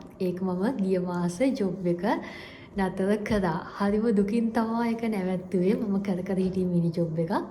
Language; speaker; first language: Sinhala; native; Sinhala